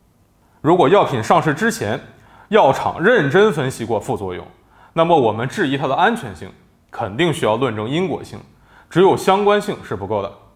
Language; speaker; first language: Chinese; native; Chinese